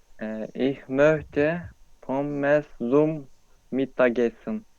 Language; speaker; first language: German; non-native, learner; Turkish